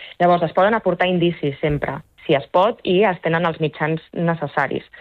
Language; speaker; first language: Catalan; native; Catalan